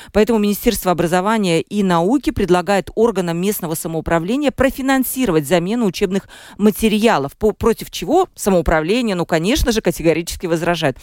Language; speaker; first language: Russian; native; Russian